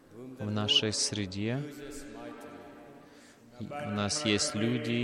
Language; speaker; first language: Russian; non-native, fluent; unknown